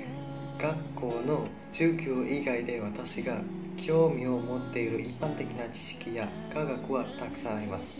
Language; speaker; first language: Japanese; non-native, learner; Indonesian